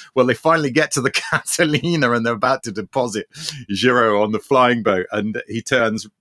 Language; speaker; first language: English; early bilingual, other home language; Armenian